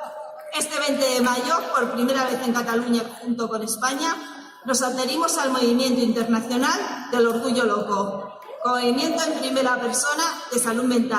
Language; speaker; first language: Spanish; native; Spanish